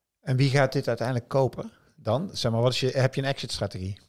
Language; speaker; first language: Dutch; native; Dutch